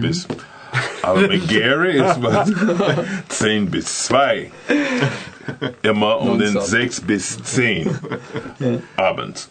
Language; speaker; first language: German; non-native, learner; English